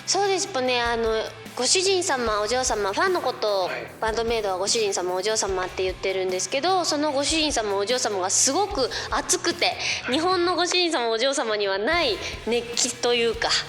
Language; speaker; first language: Japanese; native; Japanese